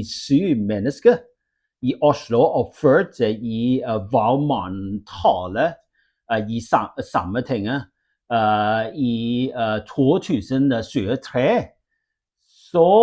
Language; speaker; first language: Norwegian; non-native, learner; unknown